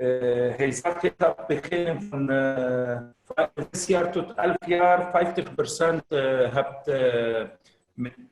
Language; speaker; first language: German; non-native, learner; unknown